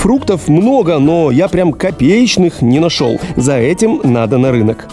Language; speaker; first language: Russian; native; Russian